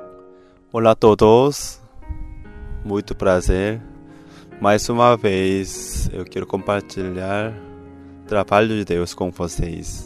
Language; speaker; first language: Portuguese; non-native, fluent; Korean